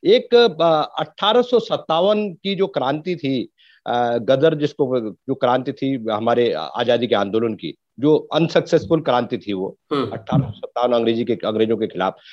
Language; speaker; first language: Hindi; native; Hindi